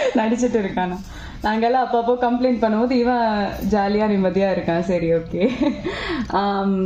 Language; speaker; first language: Tamil; non-native, local second language; Malayalam